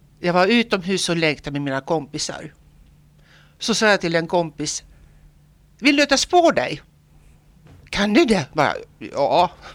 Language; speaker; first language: Swedish; non-native, local second language; Finnish